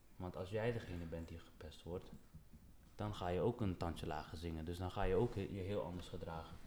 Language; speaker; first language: Dutch; early bilingual, other home language; Papiamento